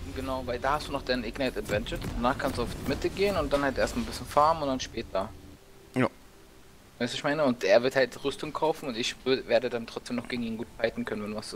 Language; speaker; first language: German; native; German